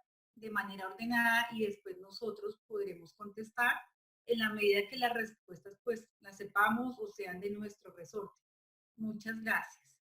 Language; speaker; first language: Spanish; native; Spanish